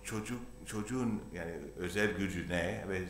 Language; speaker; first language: Turkish; non-native, learner; English